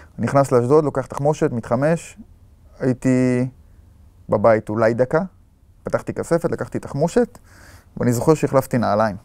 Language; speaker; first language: Hebrew; native; Hebrew